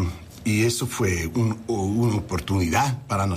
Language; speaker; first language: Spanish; non-native, learner; English